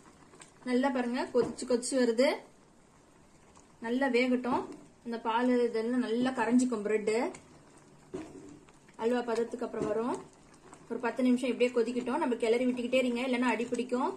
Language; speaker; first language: Tamil; native; Tamil